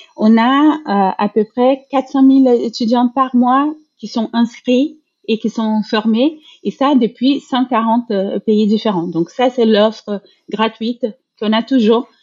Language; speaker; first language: French; non-native, fluent; Portuguese